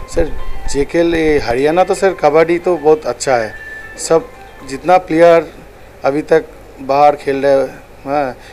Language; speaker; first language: Hindi; non-native, local second language; Bangla